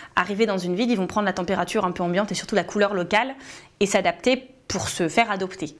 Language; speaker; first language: French; native; French